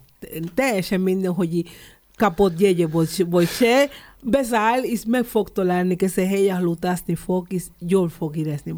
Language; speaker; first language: Hungarian; non-native, learner; Spanish